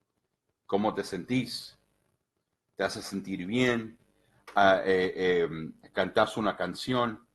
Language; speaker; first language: Spanish; early bilingual, heritage; Spanish